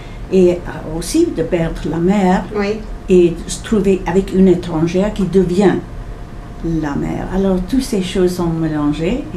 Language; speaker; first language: French; non-native, fluent; English